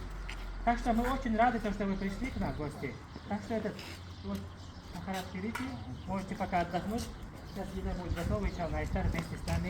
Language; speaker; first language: Russian; non-native, local second language; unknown